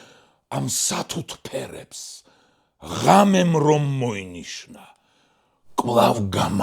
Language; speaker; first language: Georgian; native; Georgian